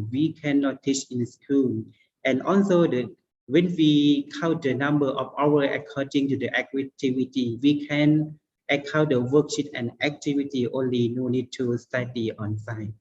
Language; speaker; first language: English; non-native, learner; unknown